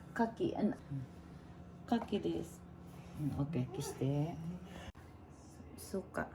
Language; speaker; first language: Japanese; non-native, learner; Cebuano